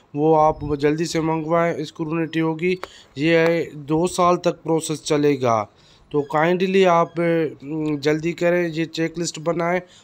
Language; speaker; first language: Urdu; non-native, local second language; Sindhi